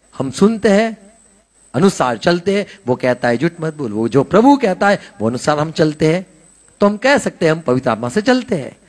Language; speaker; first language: Hindi; non-native, local second language; Gujarati